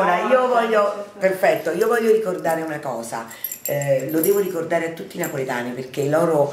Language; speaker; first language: Italian; native; Italian